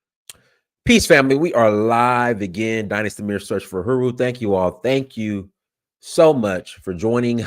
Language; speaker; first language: English; native; English